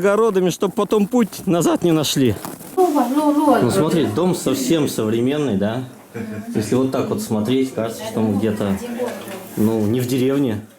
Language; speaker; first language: Russian; native; Russian